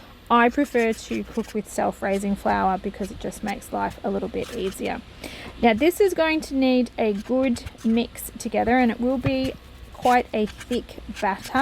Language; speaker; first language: English; native; English